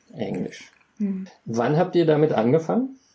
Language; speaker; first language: German; native; German